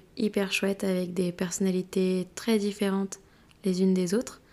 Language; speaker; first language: French; native; French